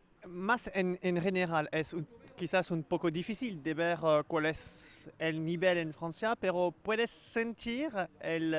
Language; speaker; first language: Spanish; non-native, learner; French